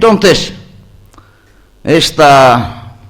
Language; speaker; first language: Spanish; non-native, learner; Greek